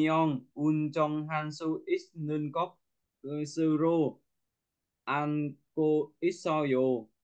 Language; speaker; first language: Korean; non-native, learner; Vietnamese